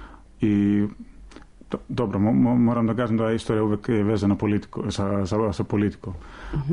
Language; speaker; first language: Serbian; non-native, fluent; Greek